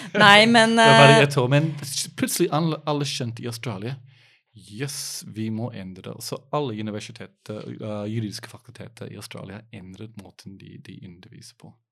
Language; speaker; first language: Norwegian; non-native, fluent; English